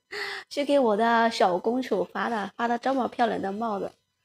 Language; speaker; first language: Chinese; non-native, fluent; Lao